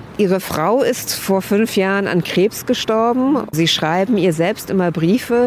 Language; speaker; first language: German; native; German